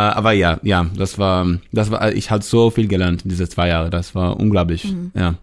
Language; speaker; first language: German; non-native, learner; Hebrew